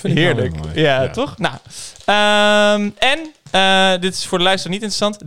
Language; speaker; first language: Dutch; native; Dutch